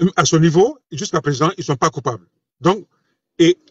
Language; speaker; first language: French; non-native, local second language; Bambara